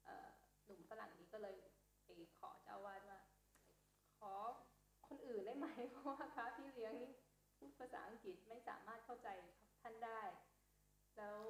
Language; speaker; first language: Thai; native; Thai